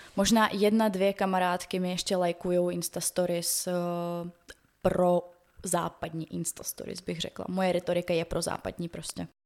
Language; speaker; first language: Czech; non-native, fluent; Ukrainian